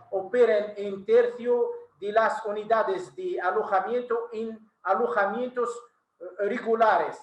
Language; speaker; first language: Spanish; non-native, fluent; Arabic